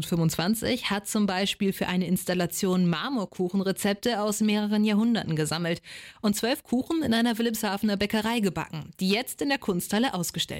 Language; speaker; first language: German; native; German